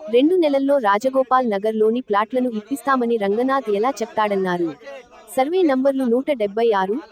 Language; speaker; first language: Telugu; native; Telugu